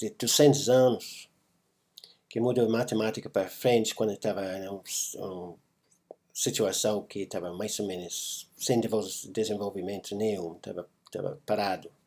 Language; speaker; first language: Portuguese; non-native, fluent; English